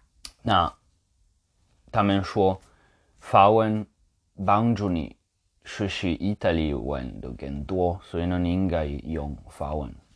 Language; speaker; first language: Chinese; non-native, learner; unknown